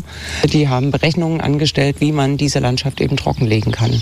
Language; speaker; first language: German; native; German